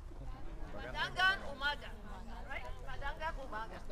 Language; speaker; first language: Filipino; non-native, learner; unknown